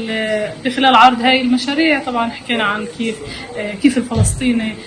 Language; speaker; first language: Arabic; native; Arabic